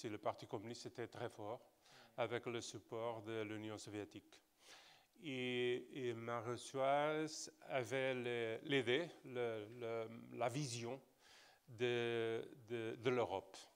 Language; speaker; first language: French; non-native, fluent; Portuguese